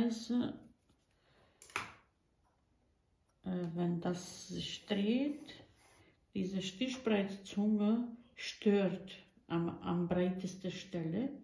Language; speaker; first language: German; non-native, fluent; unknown